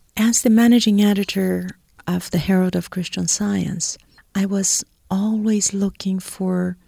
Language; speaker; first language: English; non-native, fluent; Portuguese